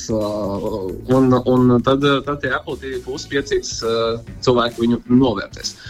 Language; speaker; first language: Latvian; non-native, local second language; Russian